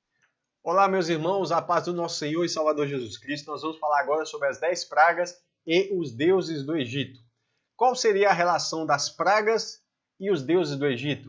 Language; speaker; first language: Portuguese; native; Portuguese